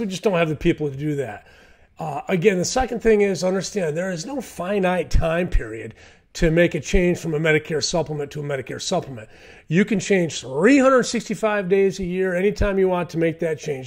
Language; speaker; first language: English; native; English